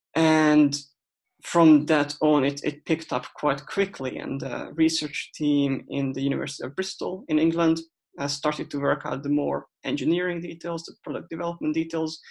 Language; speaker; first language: English; non-native, fluent; Hungarian